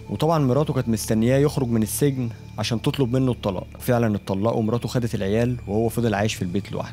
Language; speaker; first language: Arabic; native; Arabic